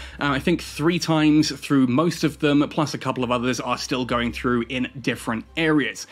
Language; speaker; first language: English; native; English